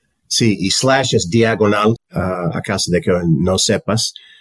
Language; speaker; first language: Spanish; non-native, fluent; English